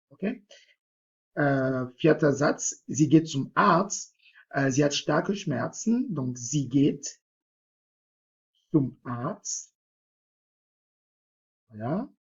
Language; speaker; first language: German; non-native, fluent; French